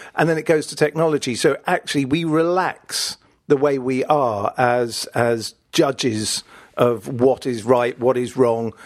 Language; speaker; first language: English; native; English